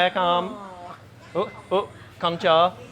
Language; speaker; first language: Vietnamese; non-native, learner; English